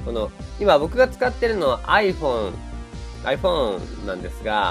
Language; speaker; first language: Japanese; native; Japanese